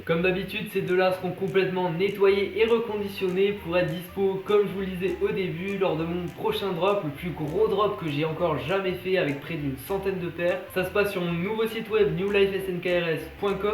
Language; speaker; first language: French; native; French